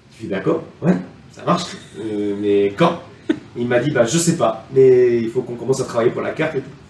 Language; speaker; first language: French; non-native, fluent; Spanish